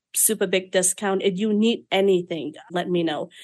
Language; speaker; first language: English; non-native, fluent; Vietnamese